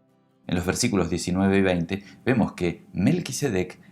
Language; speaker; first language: Spanish; native; Spanish